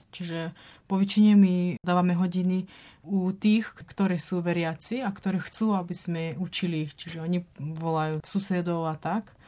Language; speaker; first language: Slovak; non-native, fluent; Russian